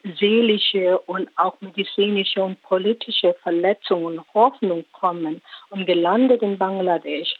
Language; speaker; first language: German; non-native, learner; Rohingya